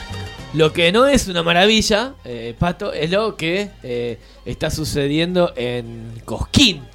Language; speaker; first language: Spanish; native; Spanish